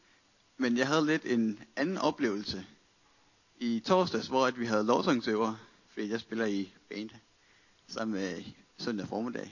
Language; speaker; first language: Danish; native; Danish